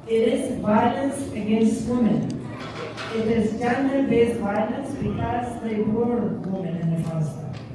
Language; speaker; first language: English; non-native, fluent; Persian